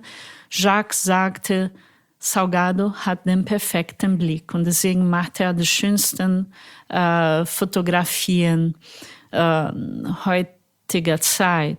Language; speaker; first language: German; non-native, fluent; Portuguese